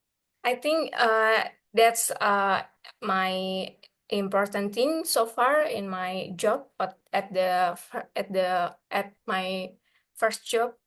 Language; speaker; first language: English; non-native, learner; Indonesian